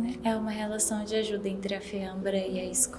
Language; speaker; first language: Portuguese; native; Portuguese